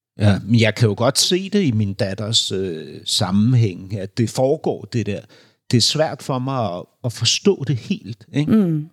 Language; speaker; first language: Danish; native; Danish